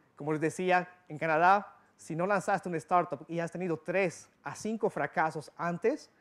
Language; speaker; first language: Spanish; early bilingual, other home language; English